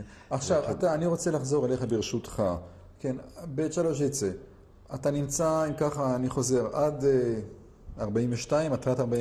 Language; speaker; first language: Hebrew; native; Hebrew